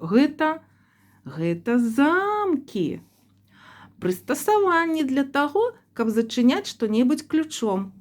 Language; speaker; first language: Belarusian; non-native, local second language; Russian